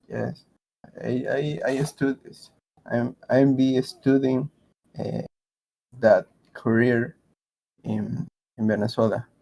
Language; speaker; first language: English; non-native, learner; Spanish